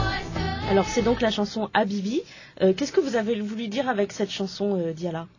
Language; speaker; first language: French; native; French